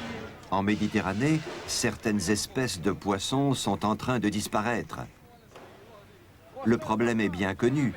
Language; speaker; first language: French; native; French